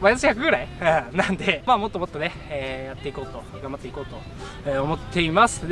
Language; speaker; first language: Japanese; native; Japanese